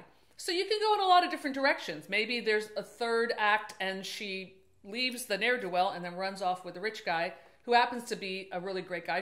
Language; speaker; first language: English; native; English